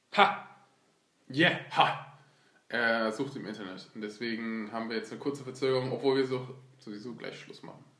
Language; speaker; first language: German; early bilingual, other home language; Turkish